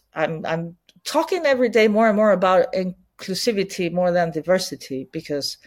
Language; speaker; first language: English; non-native, fluent; Spanish